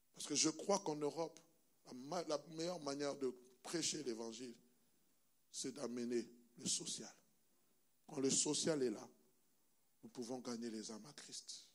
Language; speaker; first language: French; non-native, local second language; Lingala